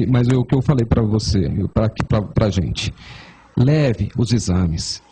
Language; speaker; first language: Portuguese; native; Portuguese